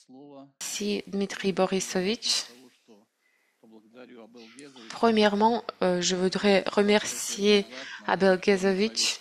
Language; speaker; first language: French; non-native, fluent; Russian